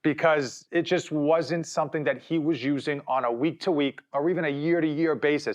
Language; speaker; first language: English; native; English